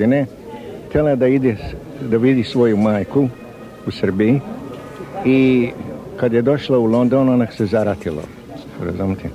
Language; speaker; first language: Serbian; early bilingual, heritage; Serbian